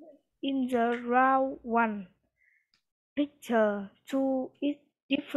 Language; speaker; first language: English; non-native, learner; Vietnamese